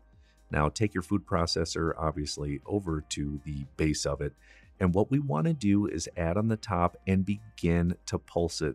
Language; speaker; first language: English; native; English